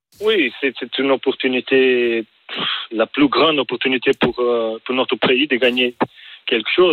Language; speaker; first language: French; non-native, learner; Portuguese